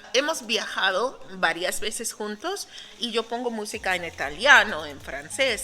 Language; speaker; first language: Spanish; non-native, fluent; English